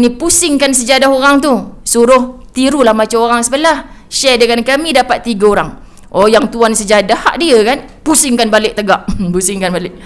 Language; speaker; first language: Malay; native; Malay